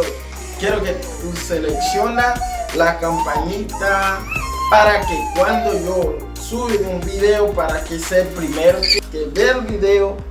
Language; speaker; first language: Spanish; non-native, learner; Haitian Creole